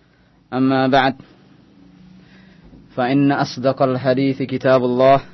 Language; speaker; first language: Arabic; non-native, fluent; Indonesian